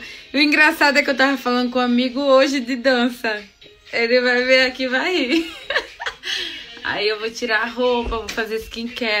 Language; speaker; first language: Portuguese; native; Portuguese